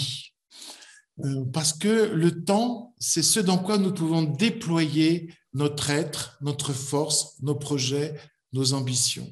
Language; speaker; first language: French; native; French